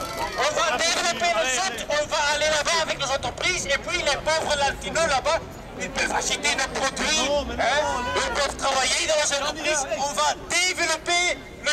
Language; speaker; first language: French; non-native, local second language; Dutch